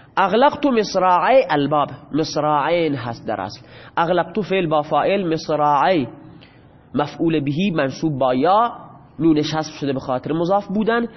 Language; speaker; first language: Persian; non-native, local second language; Baluchi